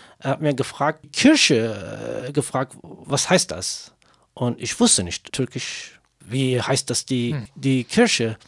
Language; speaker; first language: German; non-native, learner; Kurdish